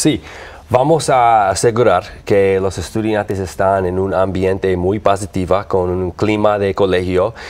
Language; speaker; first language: Spanish; non-native, learner; English